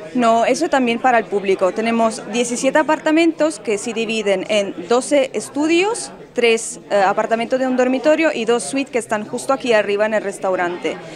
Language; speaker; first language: Spanish; non-native, fluent; Italian